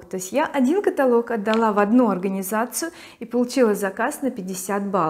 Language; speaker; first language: Russian; native; Russian